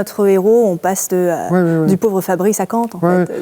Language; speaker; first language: French; native; French